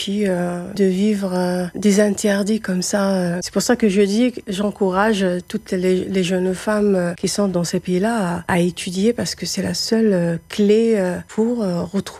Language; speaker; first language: French; non-native, local second language; Arabic